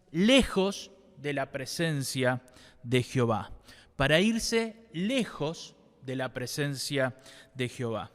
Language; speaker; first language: Spanish; native; Spanish